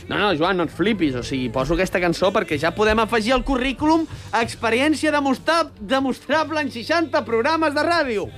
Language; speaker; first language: Catalan; native; Catalan